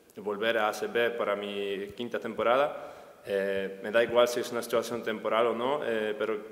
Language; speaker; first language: Spanish; non-native, fluent; Polish